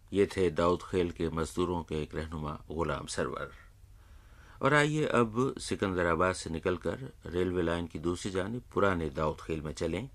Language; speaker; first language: Urdu; native; Urdu